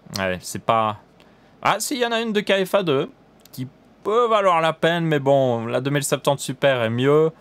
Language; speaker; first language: French; native; French